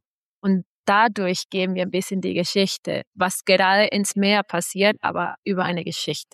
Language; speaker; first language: German; non-native, fluent; Spanish